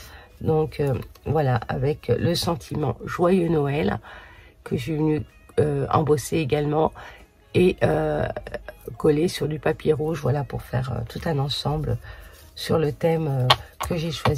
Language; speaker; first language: French; native; French